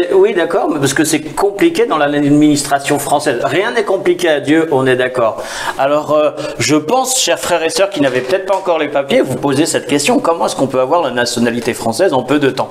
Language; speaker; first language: French; native; French